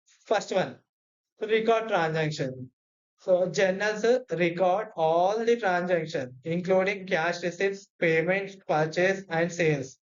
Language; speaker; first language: English; non-native, local second language; Telugu